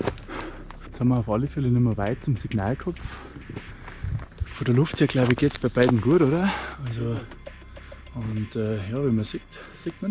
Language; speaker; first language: German; native; German